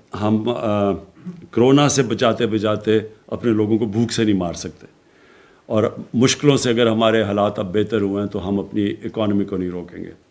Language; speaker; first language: Urdu; native; Urdu